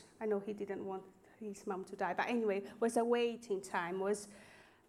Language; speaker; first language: English; non-native, fluent; Portuguese